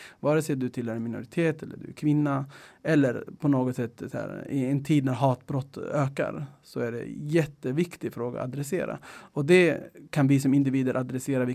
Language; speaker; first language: Swedish; early bilingual, other home language; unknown